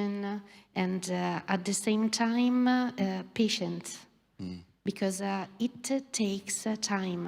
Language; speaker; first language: English; non-native, fluent; Italian